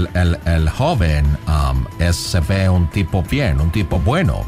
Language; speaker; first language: Spanish; non-native, local second language; English